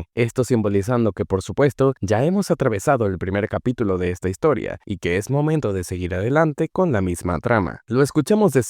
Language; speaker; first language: Spanish; native; Spanish